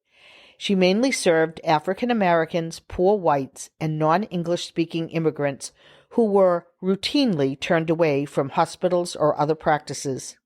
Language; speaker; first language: English; native; English